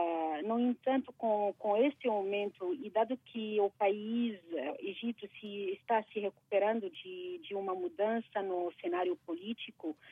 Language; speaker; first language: Portuguese; non-native, fluent; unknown